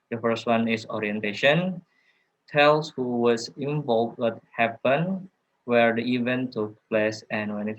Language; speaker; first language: English; non-native, learner; Indonesian